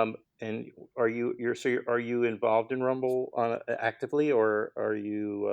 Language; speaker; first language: English; native; English